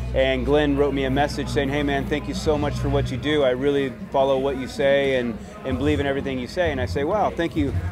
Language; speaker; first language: English; native; English